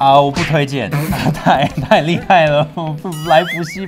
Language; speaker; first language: Chinese; non-native, fluent; English